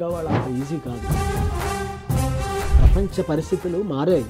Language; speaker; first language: Telugu; native; Telugu